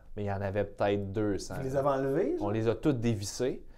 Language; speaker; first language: French; native; French